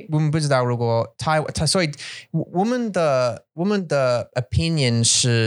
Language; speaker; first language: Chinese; non-native, learner; English